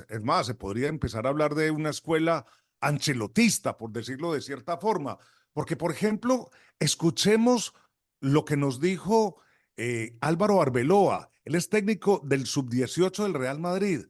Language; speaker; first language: Spanish; native; Spanish